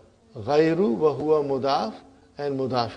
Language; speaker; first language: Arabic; non-native, fluent; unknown